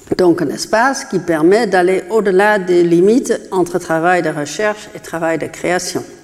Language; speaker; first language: French; non-native, fluent; Dutch